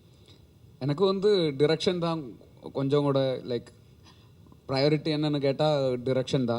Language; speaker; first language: Tamil; non-native, learner; Malayalam